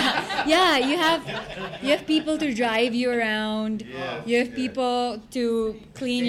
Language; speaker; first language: English; non-native, local second language; Gujarati